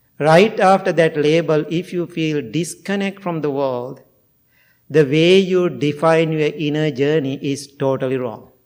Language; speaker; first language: English; non-native, fluent; Sinhala